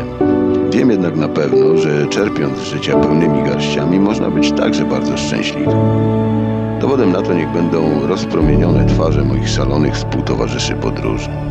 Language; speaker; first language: Polish; native; Polish